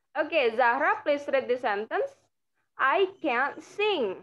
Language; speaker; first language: English; non-native, fluent; Indonesian